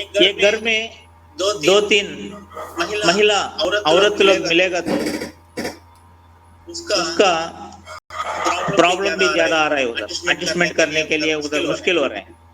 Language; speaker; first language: Hindi; non-native, local second language; Telugu